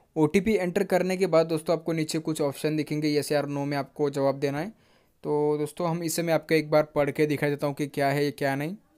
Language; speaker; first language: Hindi; non-native, local second language; Marathi